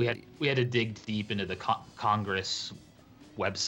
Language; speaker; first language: English; native; English